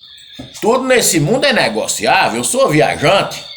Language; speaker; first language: Portuguese; native; Portuguese